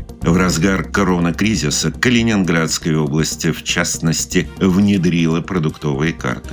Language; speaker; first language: Russian; native; Russian